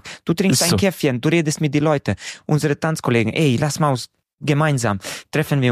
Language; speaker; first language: German; non-native, fluent; Hungarian